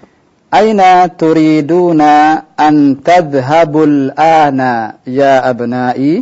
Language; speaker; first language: Arabic; non-native, fluent; Indonesian